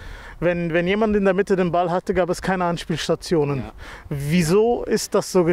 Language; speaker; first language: German; native; German